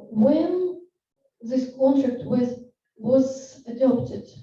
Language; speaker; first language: English; non-native, fluent; Russian